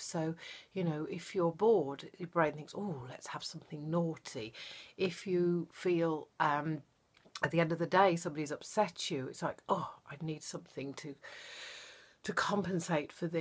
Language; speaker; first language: English; native; English